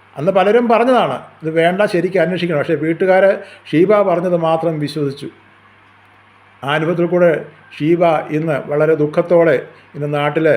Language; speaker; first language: Malayalam; native; Malayalam